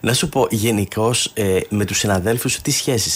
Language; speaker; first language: Greek; native; Greek